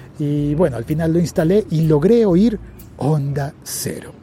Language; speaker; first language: Spanish; native; Spanish